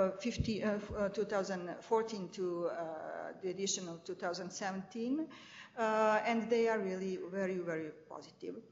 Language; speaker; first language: English; non-native, fluent; Bosnian